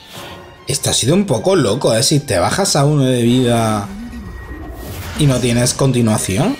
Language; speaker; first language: Spanish; native; Spanish